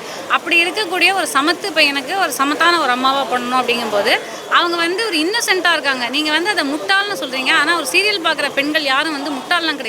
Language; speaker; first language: Tamil; native; Tamil